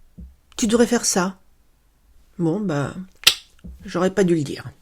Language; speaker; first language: French; native; French